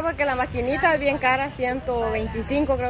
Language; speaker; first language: Spanish; native; Spanish